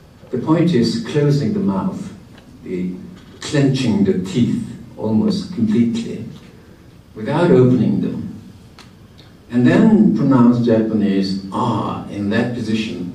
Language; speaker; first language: English; non-native, fluent; Korean